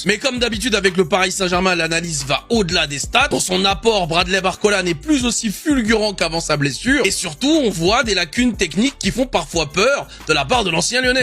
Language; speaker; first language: French; native; French